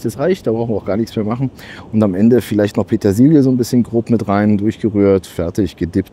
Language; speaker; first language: German; native; German